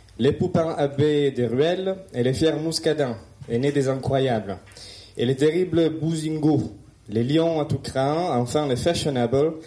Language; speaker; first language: French; non-native, fluent; Italian